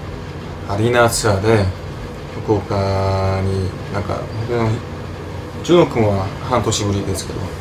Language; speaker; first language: Japanese; non-native, fluent; Korean